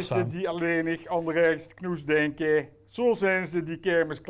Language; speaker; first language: Dutch; native; Dutch